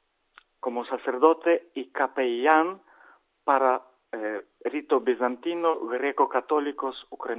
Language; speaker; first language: Spanish; non-native, learner; Ukrainian